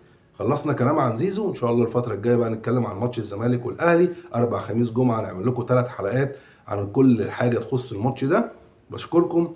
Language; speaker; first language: Arabic; native; Arabic